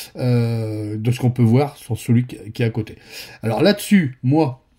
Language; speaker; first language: French; native; French